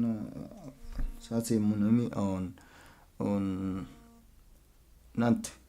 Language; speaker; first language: French; non-native, learner; Arabic